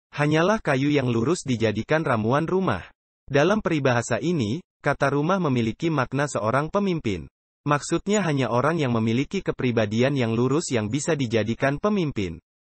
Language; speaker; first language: Indonesian; non-native, local second language; Buginese